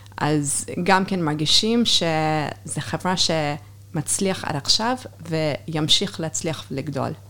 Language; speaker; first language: Hebrew; non-native, fluent; English